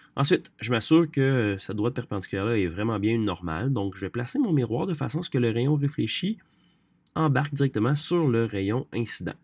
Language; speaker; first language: French; native; French